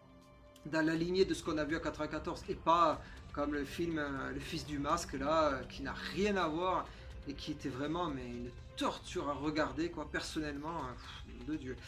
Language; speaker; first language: French; native; French